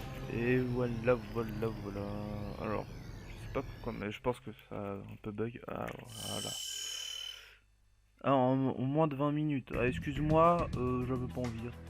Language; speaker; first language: French; native; French